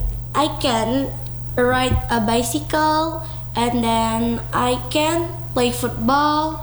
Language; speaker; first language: English; non-native, learner; Indonesian